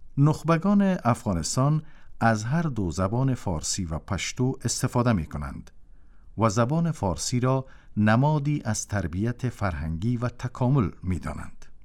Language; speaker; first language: Persian; native; Persian